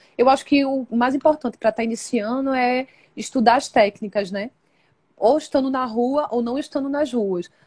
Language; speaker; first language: Portuguese; native; Portuguese